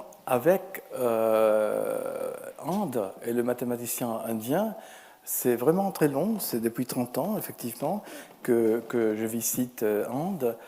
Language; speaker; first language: French; non-native, fluent; Spanish